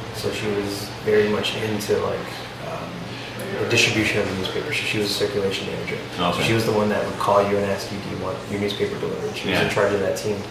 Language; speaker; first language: English; native; English